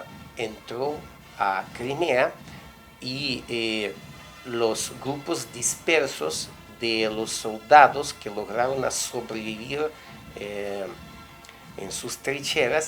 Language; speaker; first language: Spanish; non-native, fluent; Russian